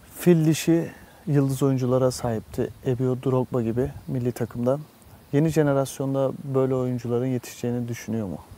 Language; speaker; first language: Turkish; native; Turkish